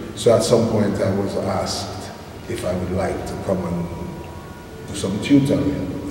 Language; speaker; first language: English; native; English